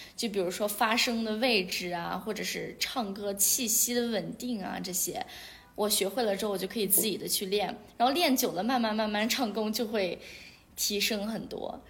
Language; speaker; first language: Chinese; non-native, local second language; Uyghur